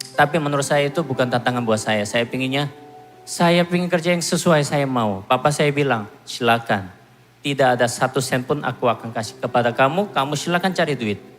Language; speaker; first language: Indonesian; non-native, fluent; Korean